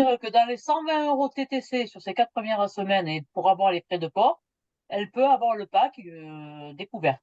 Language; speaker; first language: French; native; French